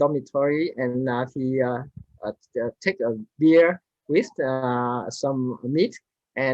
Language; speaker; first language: English; non-native, learner; Vietnamese